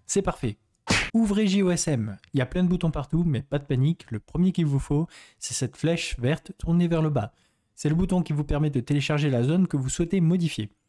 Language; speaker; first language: French; native; French